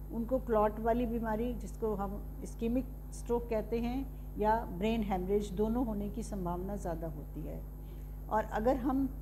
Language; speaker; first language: Hindi; native; Hindi